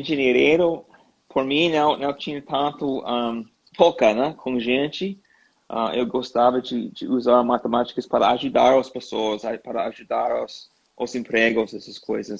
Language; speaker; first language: Portuguese; non-native, learner; English